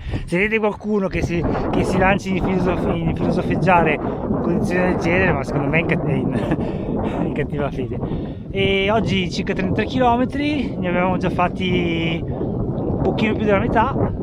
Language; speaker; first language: Italian; native; Italian